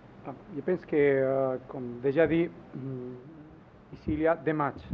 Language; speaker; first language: French; non-native, learner; Spanish